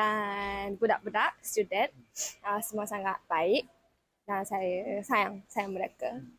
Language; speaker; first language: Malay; non-native, fluent; Japanese